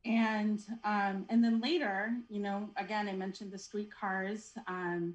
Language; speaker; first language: English; native; English